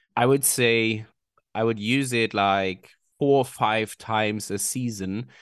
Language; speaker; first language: English; non-native, fluent; German